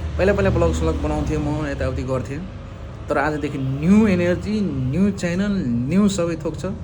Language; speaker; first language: Nepali; non-native, local second language; Maithili